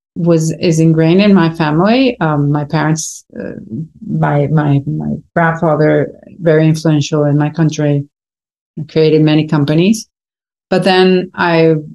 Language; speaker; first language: English; non-native, fluent; Spanish